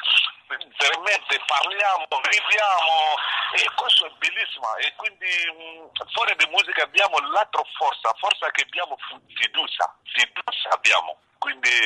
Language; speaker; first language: Italian; non-native, learner; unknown